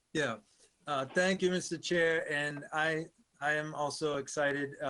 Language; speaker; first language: English; native; English